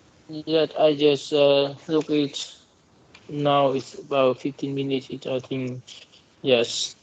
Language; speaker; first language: English; non-native, learner; Vietnamese